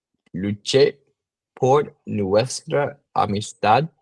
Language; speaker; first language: Spanish; non-native, learner; English